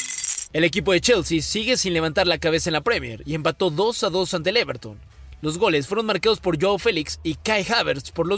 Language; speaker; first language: Spanish; native; Spanish